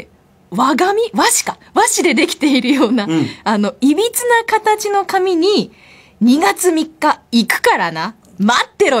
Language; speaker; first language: Japanese; native; Japanese